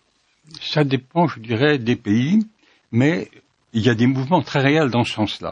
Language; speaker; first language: French; native; French